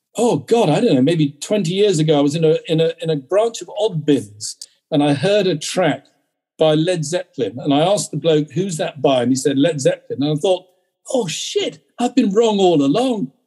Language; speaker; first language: English; native; English